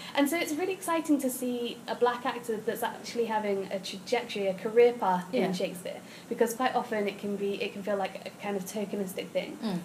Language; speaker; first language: English; native; English